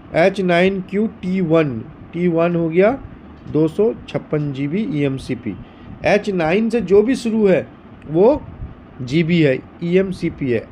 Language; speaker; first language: Hindi; native; Hindi